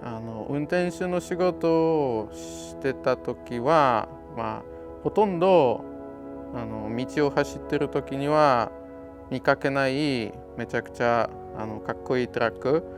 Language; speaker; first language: Japanese; non-native, fluent; Polish